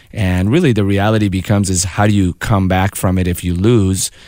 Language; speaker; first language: English; early bilingual, other home language; Persian